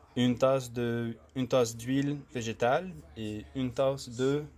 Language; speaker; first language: French; non-native, fluent; English